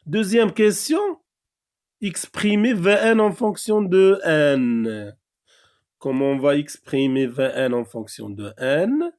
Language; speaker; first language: French; non-native, local second language; Arabic